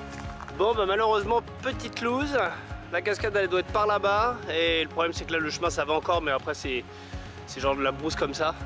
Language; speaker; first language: French; native; French